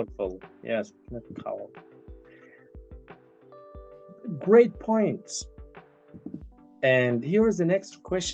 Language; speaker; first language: English; non-native, fluent; Tajik